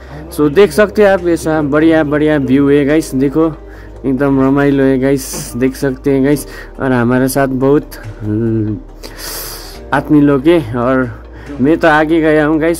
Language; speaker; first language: Hindi; non-native, local second language; Nepali